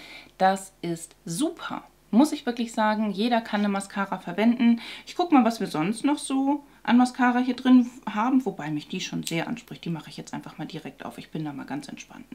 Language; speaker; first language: German; native; German